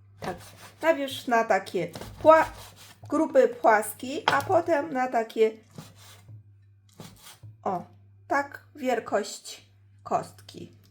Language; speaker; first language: Polish; non-native, learner; Chinese